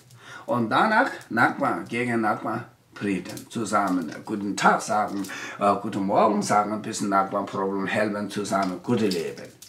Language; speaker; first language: German; non-native, learner; Tibetan